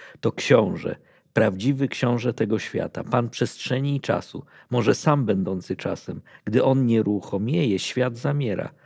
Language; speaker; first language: Polish; native; Polish